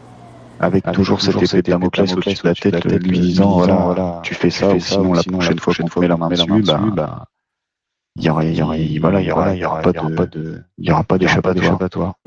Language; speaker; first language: French; native; French